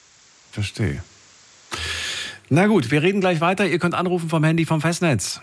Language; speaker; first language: German; native; German